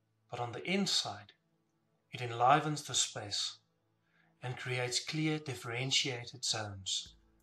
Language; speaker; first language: English; non-native, local second language; Afrikaans